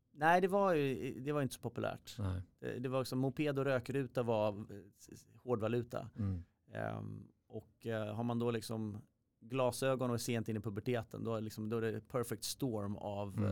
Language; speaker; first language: Swedish; native; Swedish